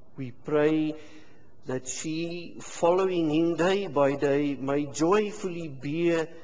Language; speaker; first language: English; non-native, local second language; Afrikaans